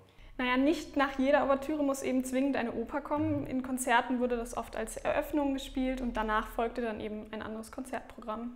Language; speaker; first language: German; native; German